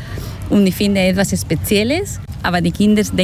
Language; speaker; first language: German; non-native, fluent; Spanish